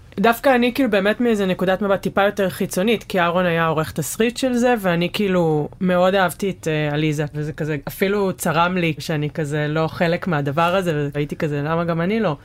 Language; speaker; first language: Hebrew; native; Hebrew